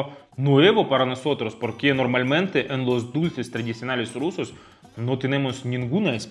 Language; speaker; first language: Spanish; non-native, fluent; Russian